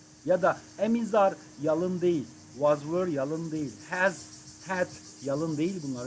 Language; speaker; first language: English; non-native, fluent; Turkish